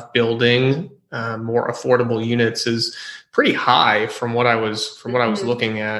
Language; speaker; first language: English; native; English